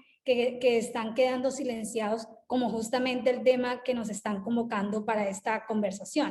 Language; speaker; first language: Spanish; native; Spanish